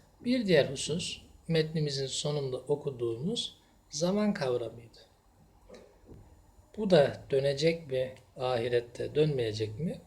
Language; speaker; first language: Turkish; native; Turkish